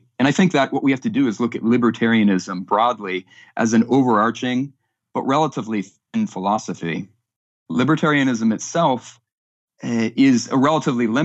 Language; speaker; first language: English; native; English